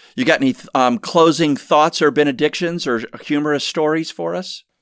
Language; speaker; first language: English; native; English